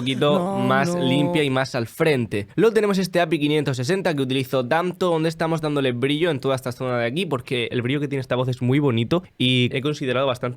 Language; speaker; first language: Spanish; native; Spanish